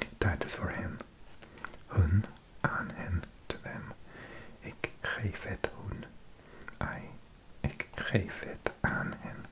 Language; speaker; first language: Dutch; non-native, learner; English